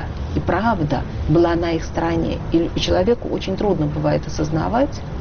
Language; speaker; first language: Russian; native; Russian